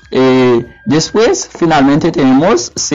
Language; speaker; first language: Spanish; non-native, learner; Haitian Creole